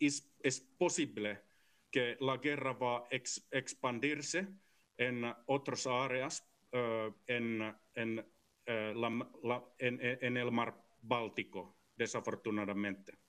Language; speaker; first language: Spanish; non-native, fluent; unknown